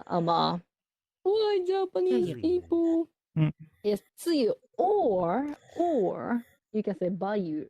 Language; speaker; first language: English; non-native, learner; Japanese